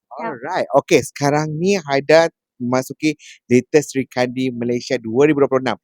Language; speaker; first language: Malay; native; Malay